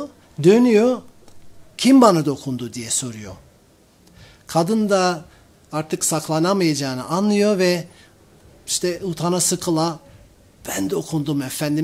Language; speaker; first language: Turkish; non-native, fluent; English